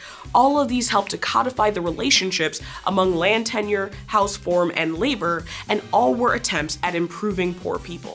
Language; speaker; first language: English; native; English